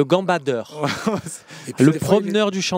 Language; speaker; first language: French; native; French